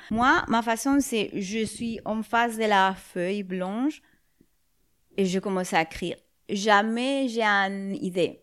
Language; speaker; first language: French; non-native, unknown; Spanish